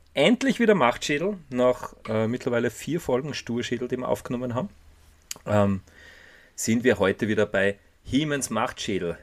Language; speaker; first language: German; native; German